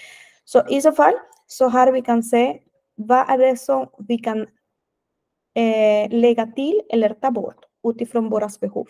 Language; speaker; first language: Swedish; non-native, fluent; Spanish